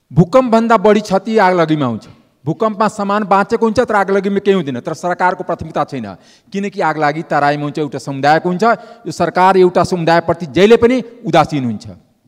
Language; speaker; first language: Nepali; non-native, local second language; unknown